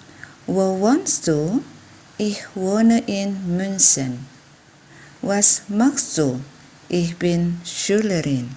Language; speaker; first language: German; non-native, fluent; Indonesian